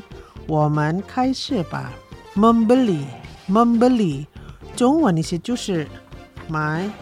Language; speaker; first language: Chinese; early bilingual, heritage; Chinese